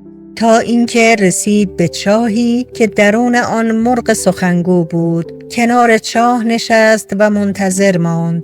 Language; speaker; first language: Persian; native; Persian